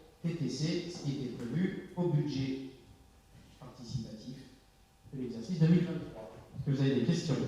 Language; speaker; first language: French; native; French